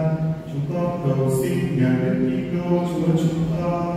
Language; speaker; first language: Vietnamese; native; Vietnamese